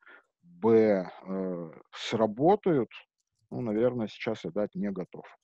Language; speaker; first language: Russian; native; Russian